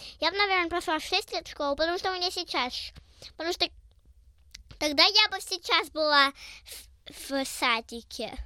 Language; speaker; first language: Russian; early bilingual, heritage; Russian